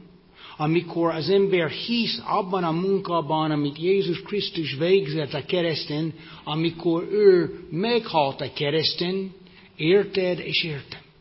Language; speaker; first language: Hungarian; non-native, fluent; English